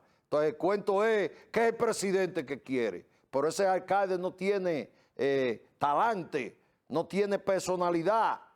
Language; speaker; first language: Spanish; native; Spanish